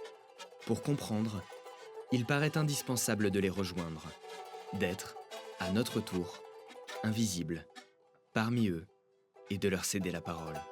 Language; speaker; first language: French; native; French